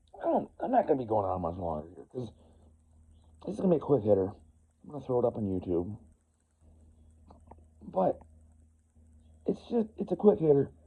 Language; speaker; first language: English; native; English